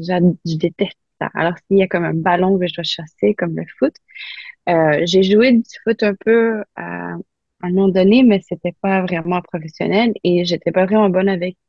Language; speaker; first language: French; non-native, local second language; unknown